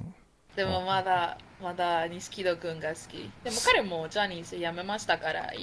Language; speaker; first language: Japanese; non-native, learner; Spanish